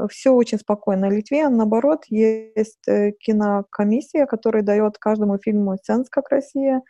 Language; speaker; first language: Russian; non-native, fluent; Lithuanian